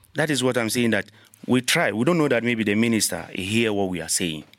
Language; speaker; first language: English; non-native, learner; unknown